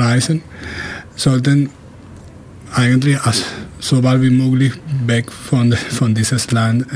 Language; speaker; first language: German; non-native, fluent; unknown